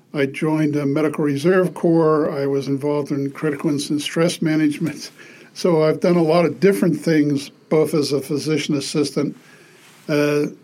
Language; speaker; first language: English; native; English